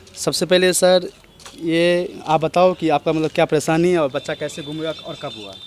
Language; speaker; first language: Hindi; native; Hindi